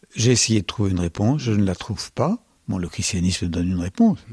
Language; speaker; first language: French; native; French